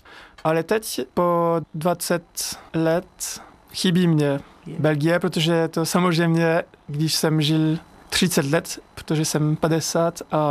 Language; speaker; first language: Czech; non-native, fluent; French